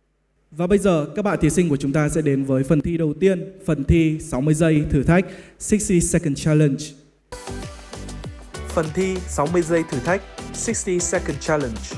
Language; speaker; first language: Vietnamese; native; Vietnamese